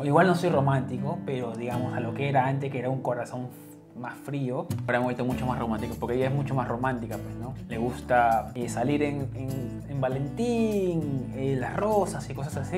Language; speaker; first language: Spanish; native; Spanish